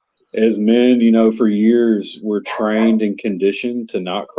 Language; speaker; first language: English; native; English